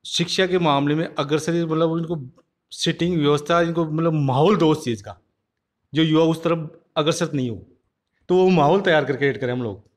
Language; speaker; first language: Hindi; native; Hindi